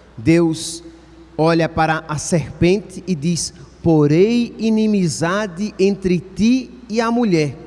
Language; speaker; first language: Portuguese; native; Portuguese